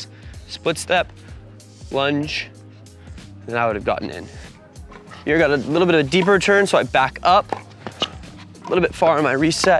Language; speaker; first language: English; native; English